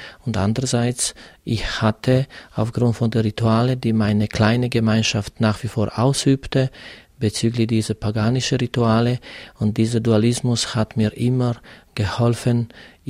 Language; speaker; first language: German; non-native, fluent; Serbian